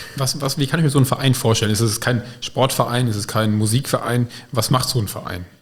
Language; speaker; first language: German; native; German